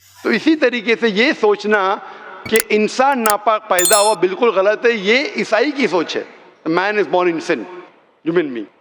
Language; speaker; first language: Urdu; non-native, local second language; Konkani